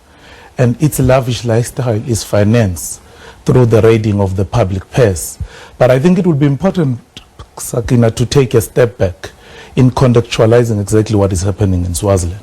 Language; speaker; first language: English; non-native, local second language; Swati